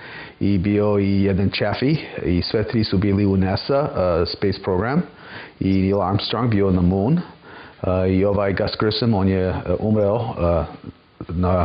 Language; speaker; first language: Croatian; early bilingual, heritage; English